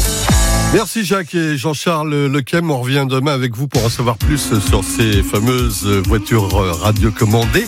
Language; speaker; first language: French; native; French